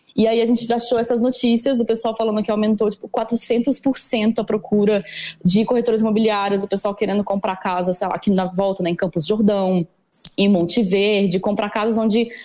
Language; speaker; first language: Portuguese; native; Portuguese